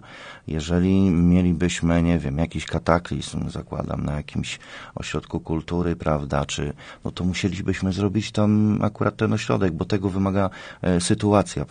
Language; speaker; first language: Polish; native; Polish